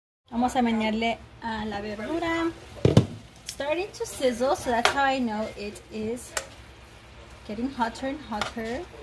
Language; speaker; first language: English; early bilingual, other home language; Spanish